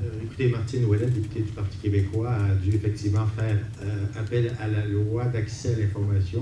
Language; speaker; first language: French; native; French